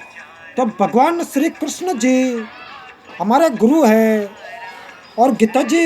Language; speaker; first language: Hindi; native; Hindi